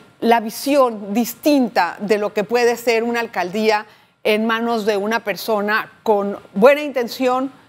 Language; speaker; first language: Spanish; native; Spanish